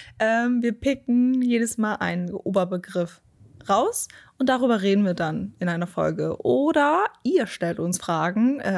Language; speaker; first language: German; native; German